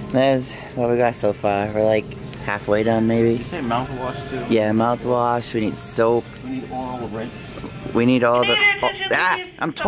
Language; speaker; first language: English; native; English